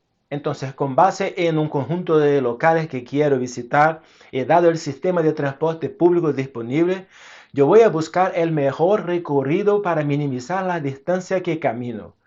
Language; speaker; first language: Spanish; non-native, fluent; Portuguese